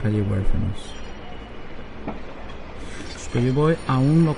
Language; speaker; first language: Spanish; non-native, learner; French